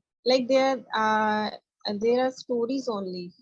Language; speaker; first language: English; non-native, learner; Hindi